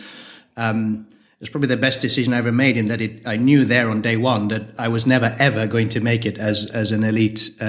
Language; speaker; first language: English; native; English